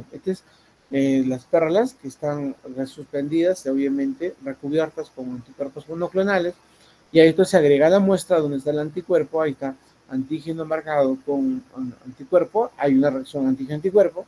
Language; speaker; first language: Spanish; native; Spanish